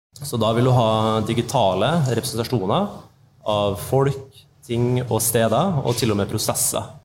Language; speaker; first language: Norwegian; native; Norwegian